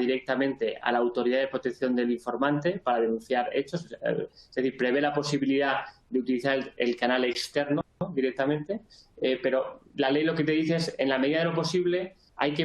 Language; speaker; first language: Spanish; native; Spanish